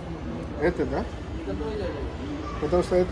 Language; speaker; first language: Russian; non-native, learner; Marathi